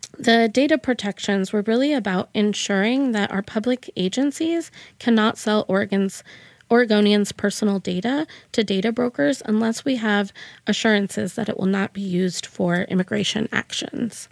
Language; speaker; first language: English; early bilingual, other home language; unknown